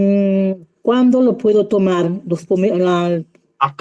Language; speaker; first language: Spanish; non-native, learner; Italian